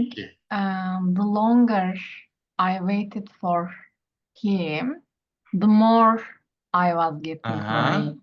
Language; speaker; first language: English; non-native, learner; Turkish